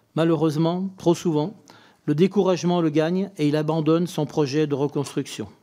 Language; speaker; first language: French; native; French